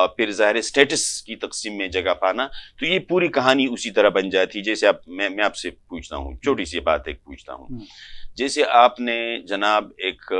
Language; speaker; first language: Urdu; non-native, local second language; Pashto